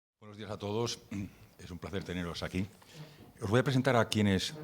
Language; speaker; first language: Spanish; native; Spanish